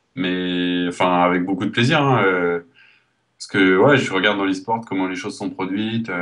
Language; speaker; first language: French; native; French